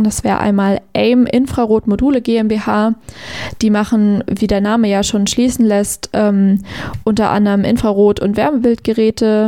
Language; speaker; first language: German; native; German